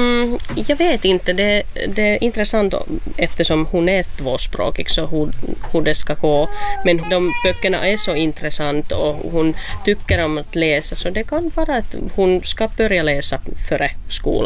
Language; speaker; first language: Swedish; non-native, local second language; Finnish